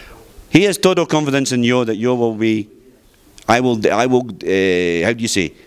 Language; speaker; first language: English; non-native, learner; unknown